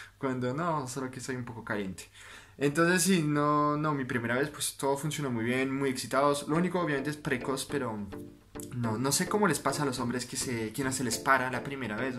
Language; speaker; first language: Spanish; non-native, fluent; French